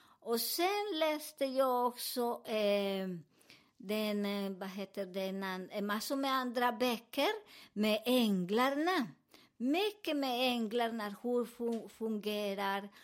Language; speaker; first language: Swedish; non-native, fluent; Spanish